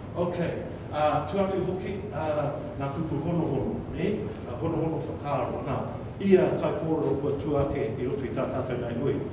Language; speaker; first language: Māori; non-native, local second language; English